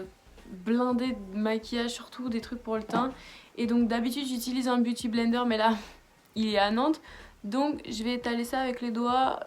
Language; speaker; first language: French; native; French